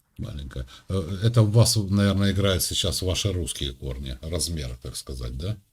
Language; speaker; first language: Russian; native; Russian